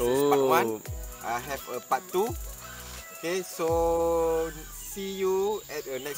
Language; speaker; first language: English; non-native, learner; Malay